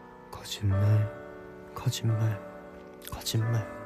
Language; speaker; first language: Korean; early bilingual, heritage; Korean